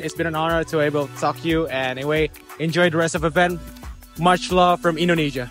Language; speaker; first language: English; non-native, fluent; Indonesian